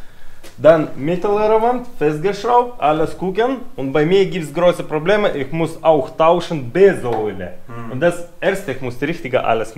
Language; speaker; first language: German; non-native, learner; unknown